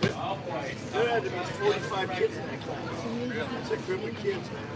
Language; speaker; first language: English; native; English